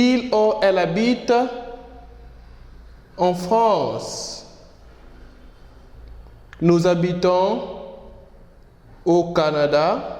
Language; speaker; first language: French; non-native, fluent; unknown